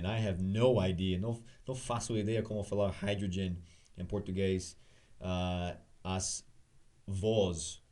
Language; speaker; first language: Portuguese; non-native, learner; English